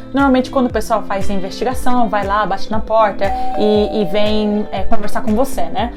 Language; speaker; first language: Portuguese; early bilingual, heritage; Japanese